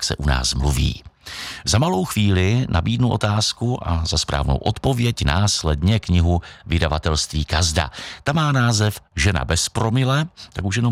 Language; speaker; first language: Czech; native; Czech